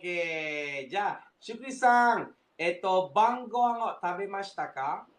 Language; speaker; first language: Japanese; non-native, fluent; Malay